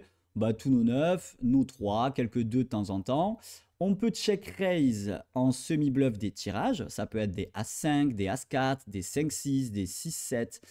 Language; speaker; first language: French; native; French